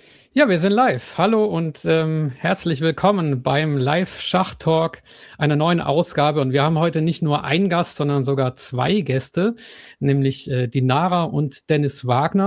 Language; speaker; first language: German; native; German